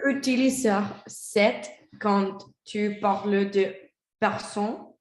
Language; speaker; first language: French; non-native, learner; Spanish